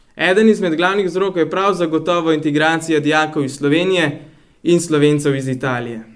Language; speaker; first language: Slovenian; native; Slovenian